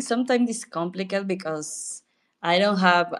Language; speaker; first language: English; non-native, learner; Spanish